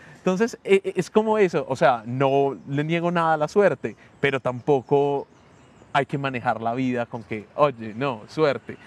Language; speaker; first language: Spanish; native; Spanish